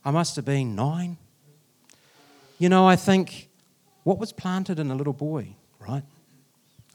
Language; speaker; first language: English; native; English